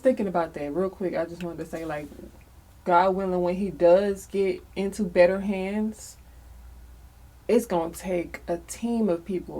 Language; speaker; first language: English; native; English